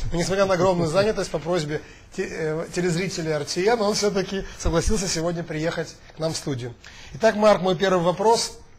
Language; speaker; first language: Russian; native; Russian